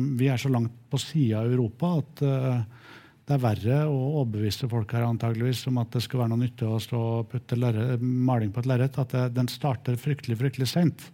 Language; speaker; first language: Norwegian; native; Norwegian